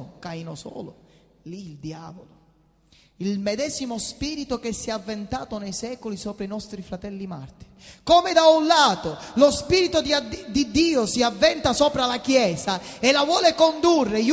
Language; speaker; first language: Italian; native; Italian